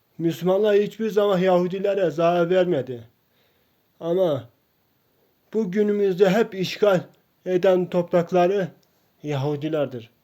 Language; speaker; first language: Turkish; non-native, local second language; Kurdish